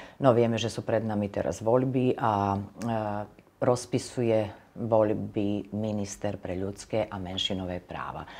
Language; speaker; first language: Slovak; native; Slovak